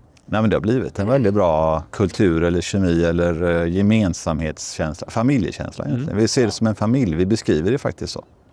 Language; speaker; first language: Swedish; native; Swedish